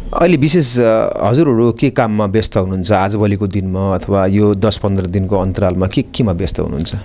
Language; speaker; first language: Nepali; native; Nepali